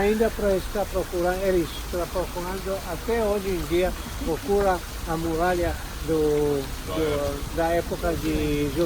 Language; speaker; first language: Portuguese; non-native, learner; Hebrew